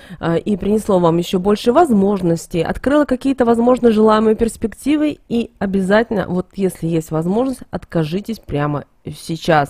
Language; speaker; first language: Russian; native; Russian